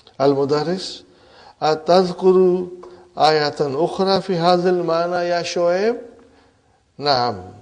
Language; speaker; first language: Arabic; non-native, fluent; English